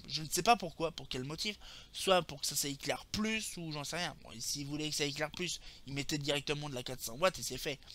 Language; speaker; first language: French; native; French